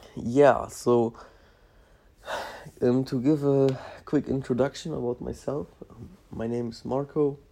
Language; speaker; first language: English; non-native, fluent; Polish